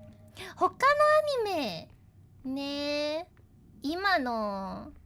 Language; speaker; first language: Japanese; non-native, learner; English